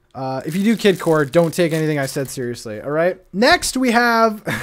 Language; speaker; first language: English; native; English